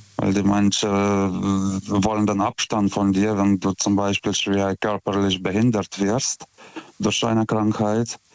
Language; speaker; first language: German; non-native, fluent; Lithuanian